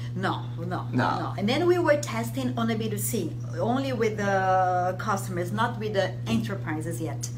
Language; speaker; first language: English; non-native, fluent; Portuguese